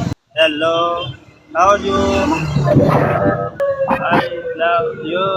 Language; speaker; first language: English; non-native, learner; Urdu